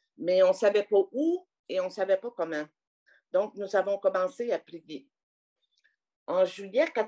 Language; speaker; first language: French; native; French